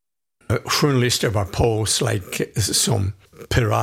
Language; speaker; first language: Swedish; non-native, fluent; English